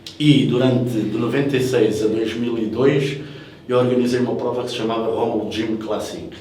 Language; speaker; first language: Portuguese; early bilingual, heritage; English